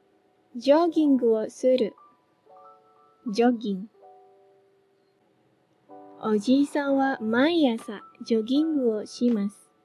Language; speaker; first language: Japanese; non-native, fluent; Indonesian